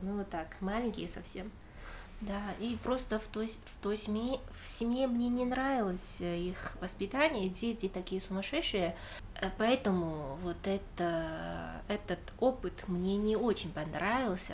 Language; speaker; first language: Russian; non-native, fluent; Chinese